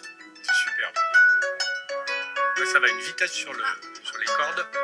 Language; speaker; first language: French; native; French